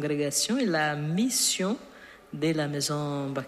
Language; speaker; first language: French; non-native, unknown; Portuguese